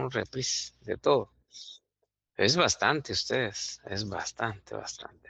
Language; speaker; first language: Spanish; native; Spanish